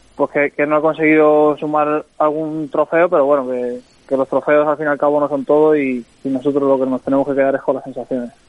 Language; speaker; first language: Spanish; native; Spanish